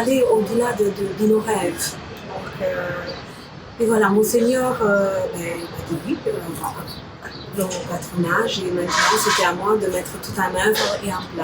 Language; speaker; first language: French; non-native, fluent; Romanian